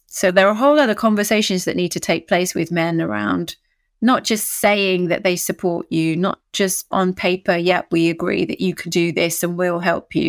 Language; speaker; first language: English; native; English